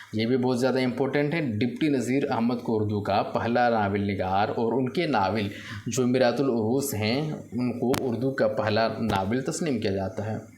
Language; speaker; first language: Urdu; native; Urdu